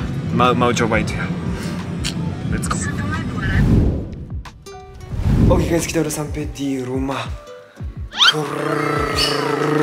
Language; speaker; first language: Indonesian; non-native, learner; Japanese